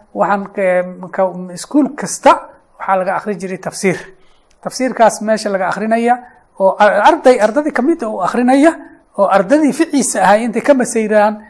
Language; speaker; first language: Somali; native; Somali